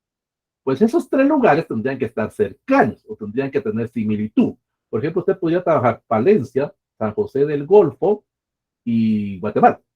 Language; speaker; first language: Spanish; native; Spanish